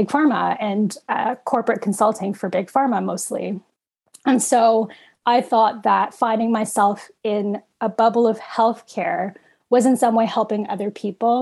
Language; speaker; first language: English; native; English